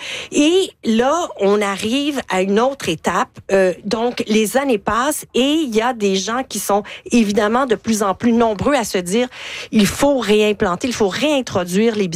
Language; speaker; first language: French; native; French